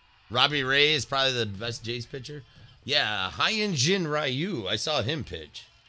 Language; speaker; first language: English; native; English